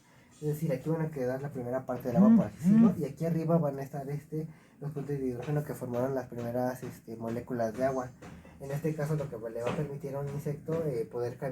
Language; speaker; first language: Spanish; native; Spanish